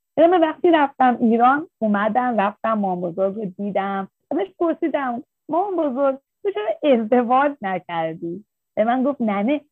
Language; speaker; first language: Persian; native; Persian